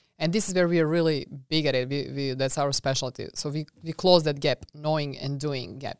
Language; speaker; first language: English; non-native, fluent; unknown